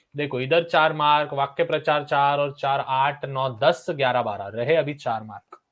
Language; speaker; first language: Hindi; non-native, local second language; Marathi